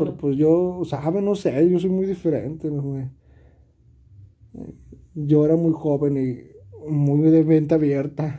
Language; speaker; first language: Spanish; native; Spanish